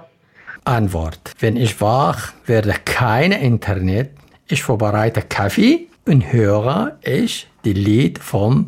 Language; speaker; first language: German; non-native, learner; Arabic